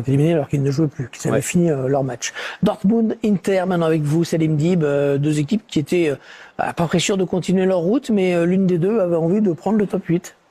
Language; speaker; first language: French; native; French